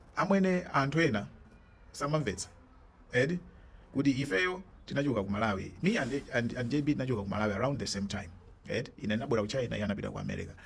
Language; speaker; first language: Nyanja; native; Nyanja